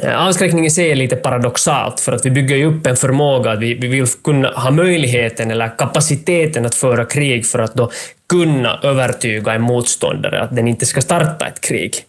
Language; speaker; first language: Swedish; native; Swedish